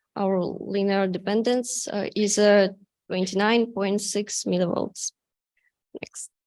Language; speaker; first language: English; non-native, learner; Russian